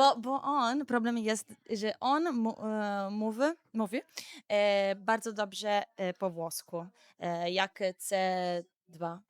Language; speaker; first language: Polish; non-native, learner; Italian